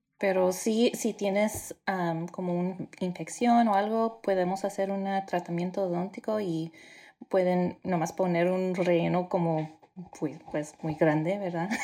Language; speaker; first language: Spanish; early bilingual, heritage; Spanish